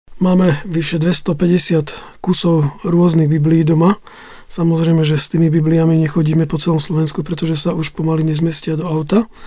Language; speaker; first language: Slovak; native; Slovak